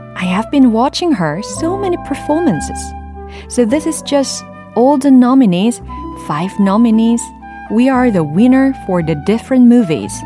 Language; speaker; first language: English; non-native, fluent; Korean